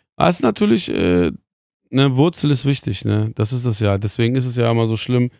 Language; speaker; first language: German; early bilingual, other home language; Persian